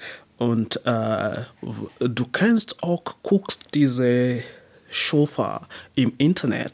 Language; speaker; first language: German; non-native, learner; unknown